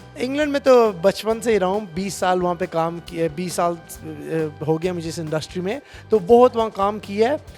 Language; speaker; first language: Urdu; early bilingual, heritage; Hindi